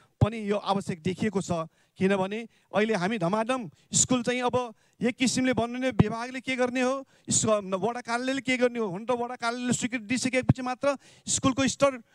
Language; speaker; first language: Nepali; non-native, local second language; Newari